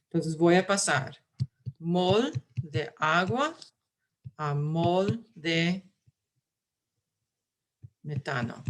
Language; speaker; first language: Spanish; early bilingual, heritage; English